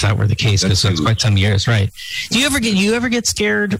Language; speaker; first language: English; non-native, local second language; Filipino